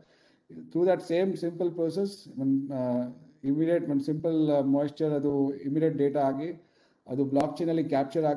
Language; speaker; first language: Kannada; non-native, local second language; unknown